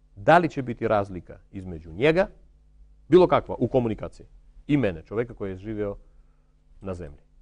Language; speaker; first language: Croatian; non-native, fluent; Armenian